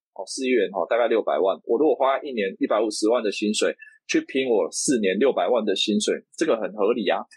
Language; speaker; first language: Chinese; native; Chinese